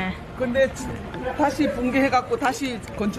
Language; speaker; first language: Korean; native; Korean